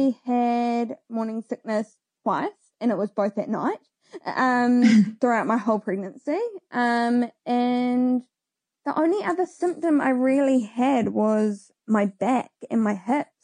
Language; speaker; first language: English; native; English